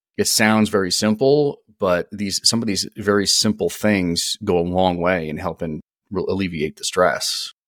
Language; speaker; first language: English; native; English